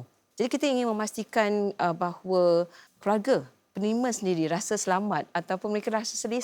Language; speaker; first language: Malay; native; Malay